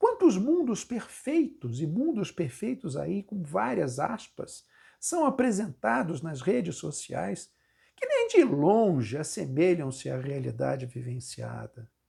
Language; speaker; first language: Portuguese; native; Portuguese